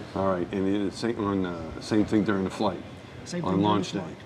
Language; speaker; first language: English; native; English